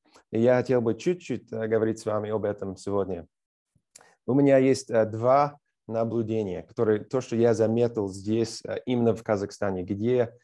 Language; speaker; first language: Russian; non-native, fluent; English